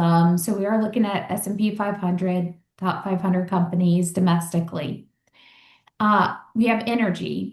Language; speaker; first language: English; native; English